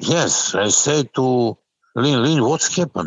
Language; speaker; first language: English; non-native, learner; Serbian